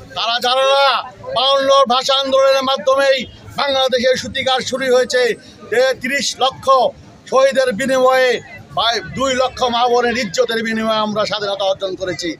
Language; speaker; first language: Bangla; native; Bangla